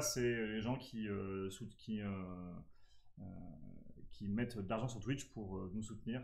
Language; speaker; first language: French; native; French